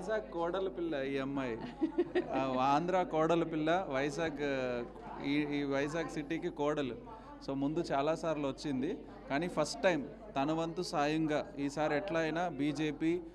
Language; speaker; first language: Telugu; native; Telugu